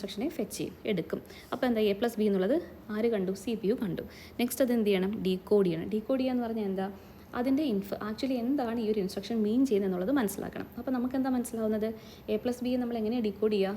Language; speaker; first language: Malayalam; native; Malayalam